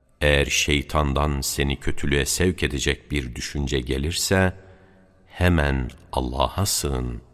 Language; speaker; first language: Turkish; native; Turkish